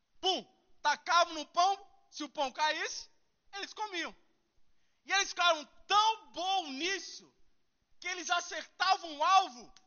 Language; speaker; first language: Portuguese; early bilingual, heritage; Portuguese